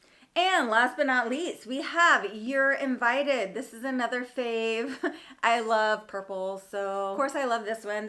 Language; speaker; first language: English; native; English